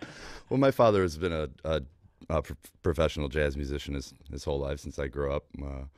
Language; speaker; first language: English; native; English